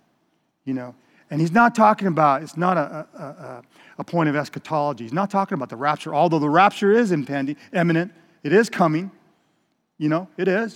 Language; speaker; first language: English; native; English